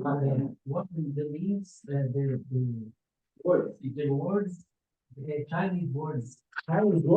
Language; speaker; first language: English; non-native, learner; Spanish